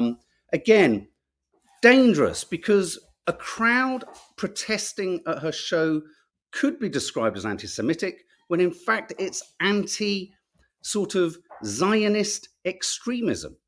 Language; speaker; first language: English; native; English